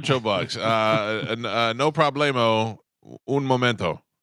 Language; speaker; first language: Spanish; non-native, learner; English